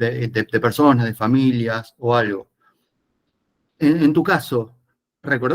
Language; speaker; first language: Spanish; native; Spanish